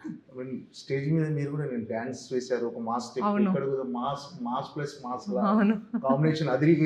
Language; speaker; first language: Telugu; native; Telugu